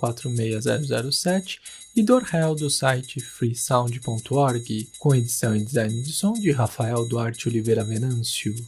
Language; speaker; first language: Portuguese; native; Portuguese